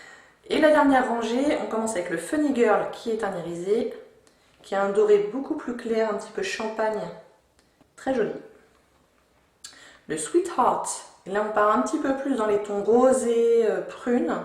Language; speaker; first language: French; native; French